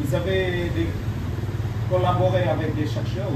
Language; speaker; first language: French; non-native, fluent; Vietnamese